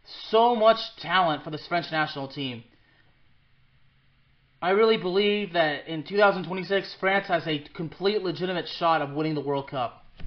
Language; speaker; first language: English; early bilingual, other home language; French